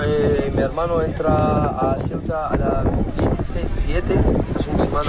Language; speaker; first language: Spanish; non-native, learner; Arabic